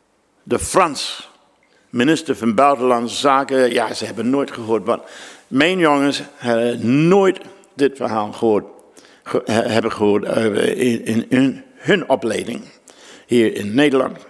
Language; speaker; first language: Dutch; non-native, fluent; English